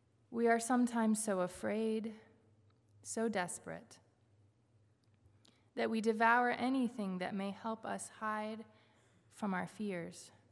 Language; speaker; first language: English; native; English